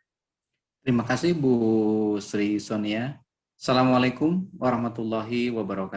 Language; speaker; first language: Indonesian; native; Indonesian